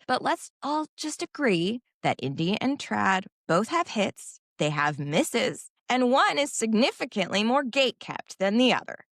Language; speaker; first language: English; native; English